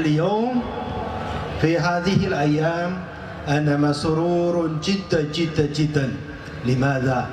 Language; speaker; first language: Arabic; non-native, fluent; Chinese